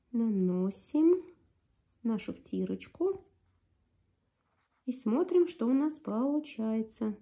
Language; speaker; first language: Russian; native; Russian